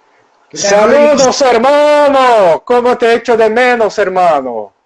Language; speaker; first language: Spanish; non-native, local second language; Portuguese